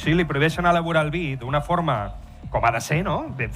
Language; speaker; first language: Catalan; native; Catalan